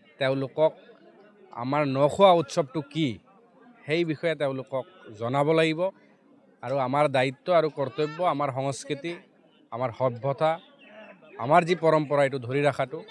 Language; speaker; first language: Assamese; native; Assamese